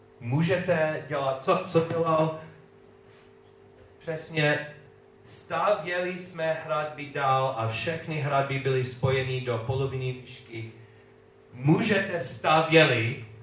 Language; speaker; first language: Czech; non-native, learner; English